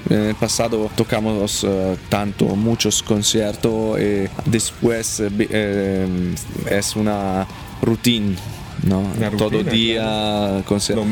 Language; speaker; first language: Spanish; non-native, learner; Italian